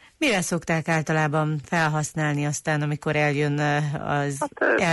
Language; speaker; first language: Hungarian; native; Hungarian